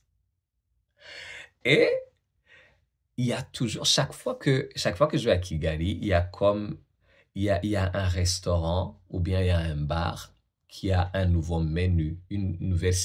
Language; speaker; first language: French; native; French